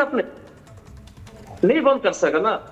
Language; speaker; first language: Hindi; non-native, learner; Bangla